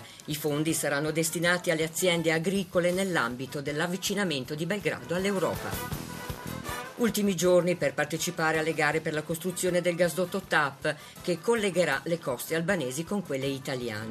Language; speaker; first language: Italian; native; Italian